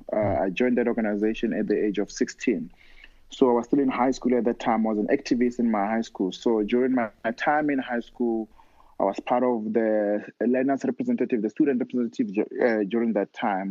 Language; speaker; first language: English; non-native, local second language; Northern Sotho